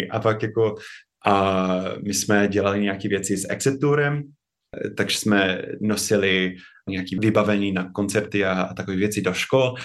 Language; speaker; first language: Czech; non-native, fluent; English